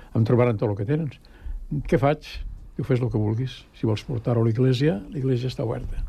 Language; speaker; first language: Catalan; native; Catalan